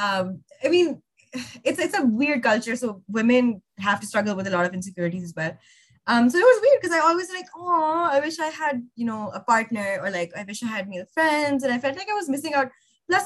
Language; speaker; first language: English; non-native, local second language; Urdu